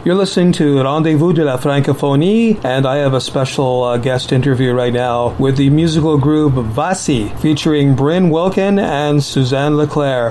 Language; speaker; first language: English; native; English